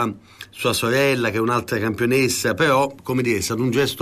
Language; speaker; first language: Italian; native; Italian